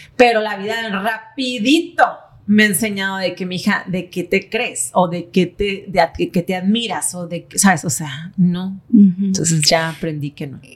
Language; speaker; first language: Spanish; native; Spanish